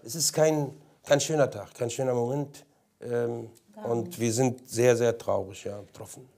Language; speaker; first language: German; non-native, fluent; Arabic